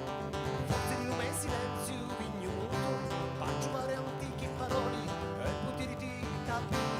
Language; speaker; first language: Italian; native; Italian